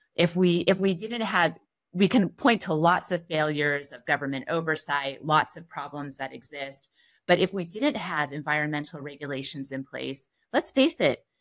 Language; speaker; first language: English; native; English